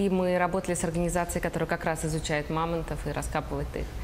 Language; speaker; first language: Russian; native; Russian